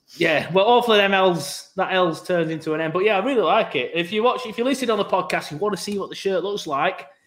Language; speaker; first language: English; native; English